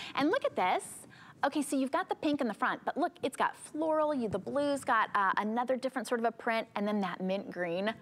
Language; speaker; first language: English; native; English